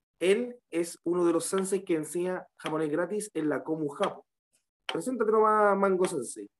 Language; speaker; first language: Spanish; native; Spanish